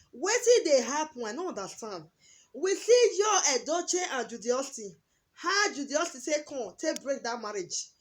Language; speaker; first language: Nigerian Pidgin; native; Nigerian Pidgin